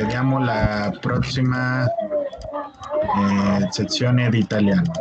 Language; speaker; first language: Italian; non-native, learner; Spanish